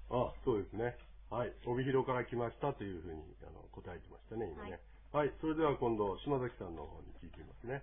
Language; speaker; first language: Japanese; native; Japanese